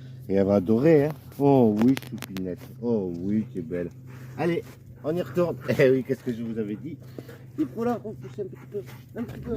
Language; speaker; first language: French; native; French